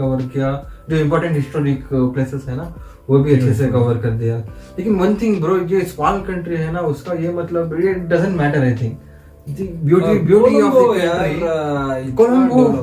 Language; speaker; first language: Hindi; non-native, local second language; Kannada